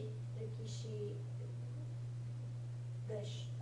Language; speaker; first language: Japanese; non-native, learner; English